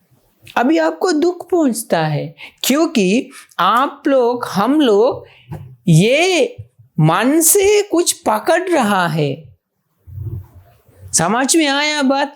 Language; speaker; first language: Hindi; non-native, fluent; Sinhala